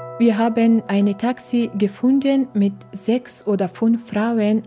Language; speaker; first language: German; non-native, learner; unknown